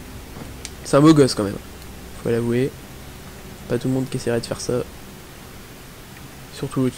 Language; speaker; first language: French; native; French